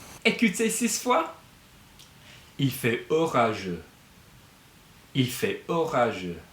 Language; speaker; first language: French; non-native, fluent; English